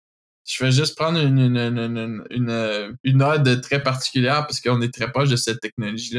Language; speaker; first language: French; native; French